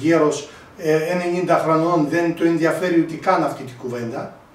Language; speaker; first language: Greek; non-native, fluent; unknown